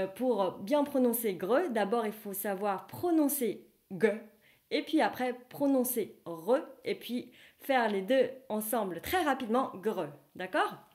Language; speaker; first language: French; non-native, fluent; Vietnamese